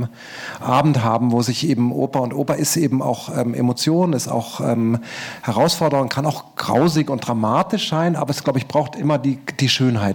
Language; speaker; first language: German; native; German